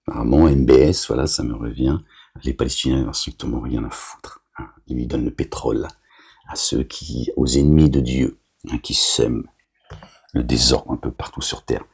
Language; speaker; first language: French; native; French